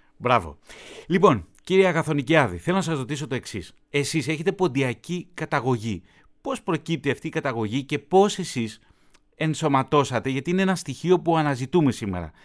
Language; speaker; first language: Greek; native; Greek